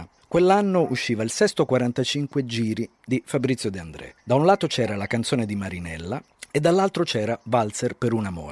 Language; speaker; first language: Italian; native; Italian